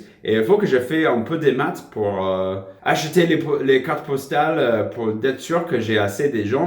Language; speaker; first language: French; non-native, fluent; English